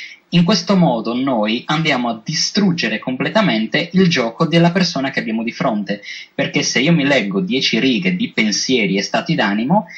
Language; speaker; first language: Italian; native; Italian